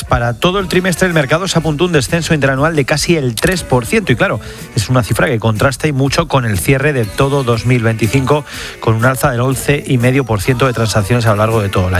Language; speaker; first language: Spanish; native; Spanish